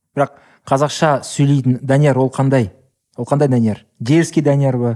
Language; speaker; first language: Kazakh; non-native, local second language; Russian